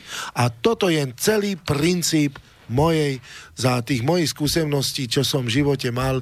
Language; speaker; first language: Slovak; native; Slovak